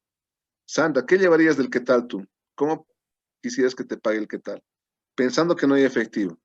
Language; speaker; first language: Spanish; native; Spanish